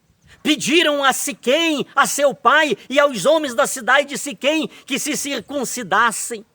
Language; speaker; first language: Portuguese; native; Portuguese